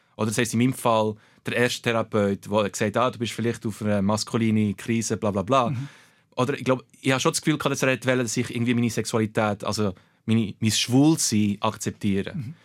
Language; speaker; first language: German; early bilingual, other home language; Portuguese